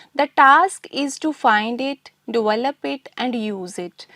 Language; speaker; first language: English; non-native, local second language; Punjabi